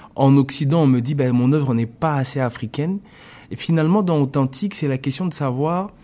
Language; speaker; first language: French; non-native, local second language; Lingala